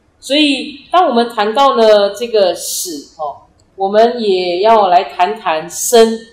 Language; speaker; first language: Chinese; early bilingual, heritage; Chinese